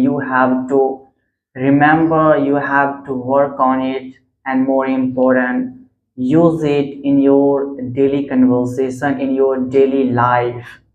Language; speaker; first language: English; non-native, local second language; Hindi